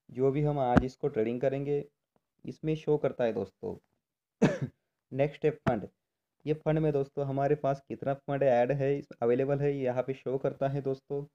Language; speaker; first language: Hindi; non-native, local second language; Marathi